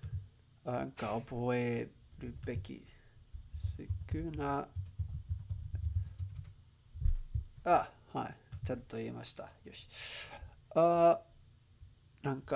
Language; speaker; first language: Japanese; non-native, learner; English